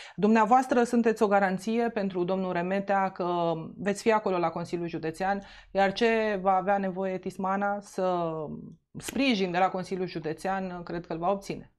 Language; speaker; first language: Romanian; native; Romanian